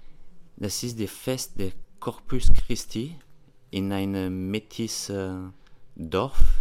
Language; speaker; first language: German; non-native, learner; French